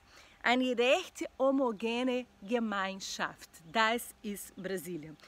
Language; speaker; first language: German; non-native, learner; Portuguese